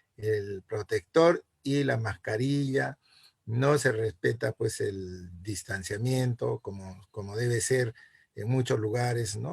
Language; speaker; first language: Spanish; native; Spanish